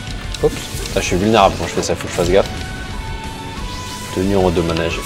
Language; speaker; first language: French; early bilingual, other home language; Vietnamese